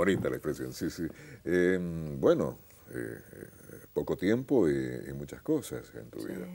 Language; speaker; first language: Spanish; native; Spanish